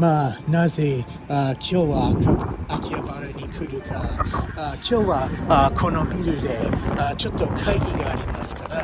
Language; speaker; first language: Japanese; non-native, learner; English